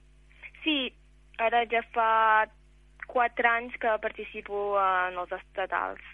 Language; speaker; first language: Catalan; early bilingual, heritage; Catalan